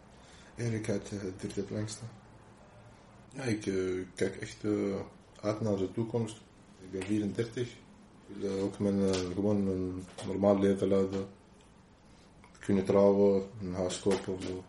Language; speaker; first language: Dutch; non-native, local second language; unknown